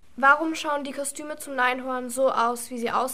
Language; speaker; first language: German; native; German